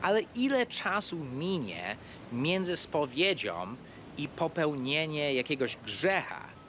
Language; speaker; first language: Polish; early bilingual, heritage; Polish